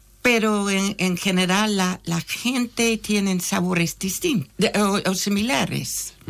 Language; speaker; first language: Spanish; non-native, fluent; English